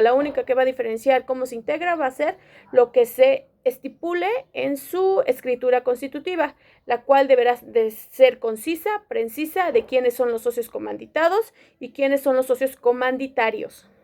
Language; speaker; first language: Spanish; native; Spanish